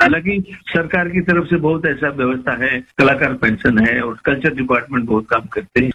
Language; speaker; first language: Hindi; non-native, local second language; Odia